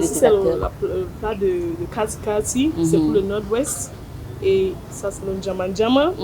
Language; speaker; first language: French; non-native, local second language; English